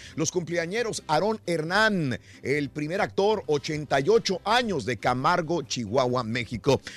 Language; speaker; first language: Spanish; native; Spanish